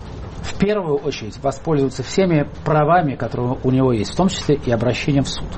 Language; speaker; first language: Russian; native; Russian